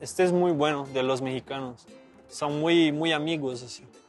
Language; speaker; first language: Spanish; non-native, learner; Portuguese